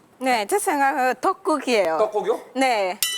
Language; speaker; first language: Korean; non-native, learner; Japanese